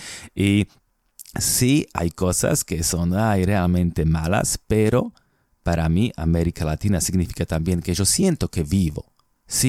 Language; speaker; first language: Spanish; non-native, fluent; Slovak